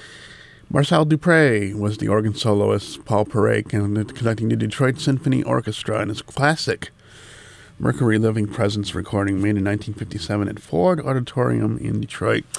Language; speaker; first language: English; native; English